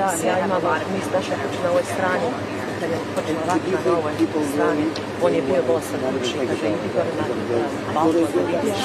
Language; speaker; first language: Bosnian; early bilingual, heritage; Bosnian